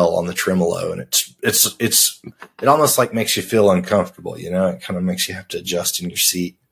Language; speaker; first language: English; native; English